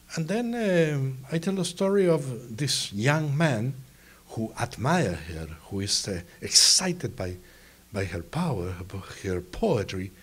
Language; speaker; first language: English; non-native, fluent; Spanish